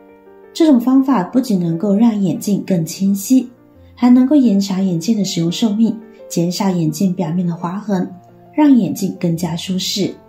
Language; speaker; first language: Chinese; native; Chinese